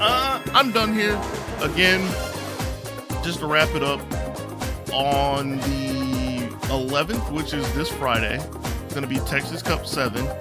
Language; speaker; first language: English; native; English